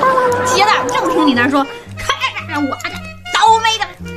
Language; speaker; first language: Chinese; native; Chinese